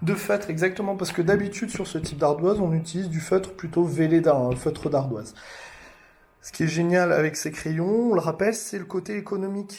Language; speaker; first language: French; native; French